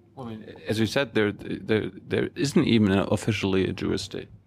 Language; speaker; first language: English; non-native, fluent; German